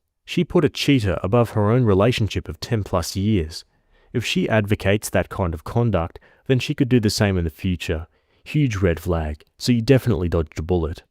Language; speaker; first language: English; native; English